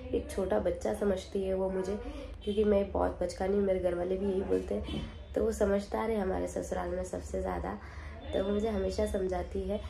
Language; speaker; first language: Hindi; non-native, local second language; Marwari